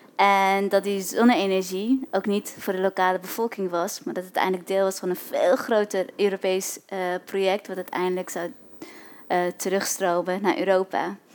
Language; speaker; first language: Dutch; early bilingual, other home language; Arabic